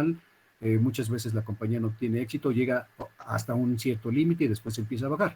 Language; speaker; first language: Spanish; native; Spanish